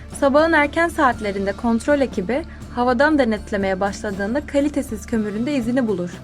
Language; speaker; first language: Turkish; native; Turkish